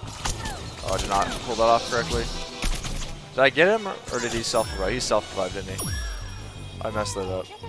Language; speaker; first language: English; native; English